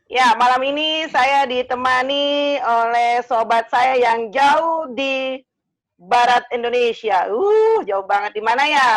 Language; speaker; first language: Indonesian; native; Indonesian